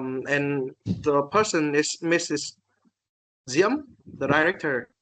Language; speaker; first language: English; non-native, learner; Vietnamese